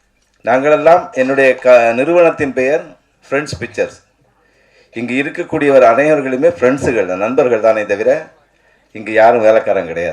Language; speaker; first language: Tamil; native; Tamil